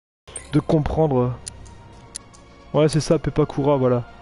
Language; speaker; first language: French; native; French